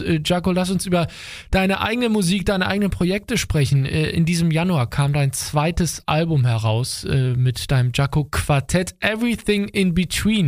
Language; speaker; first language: German; native; German